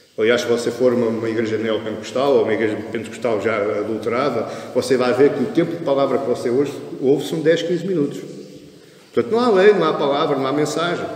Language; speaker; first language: Portuguese; early bilingual, heritage; Portuguese